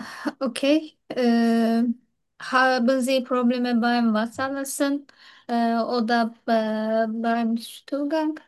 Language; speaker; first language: German; non-native, learner; Turkish